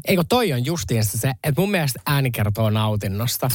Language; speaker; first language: Finnish; native; Finnish